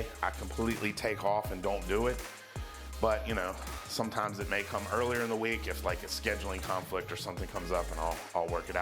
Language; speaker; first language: English; native; English